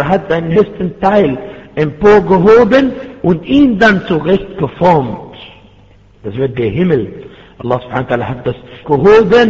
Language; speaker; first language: German; non-native, fluent; Arabic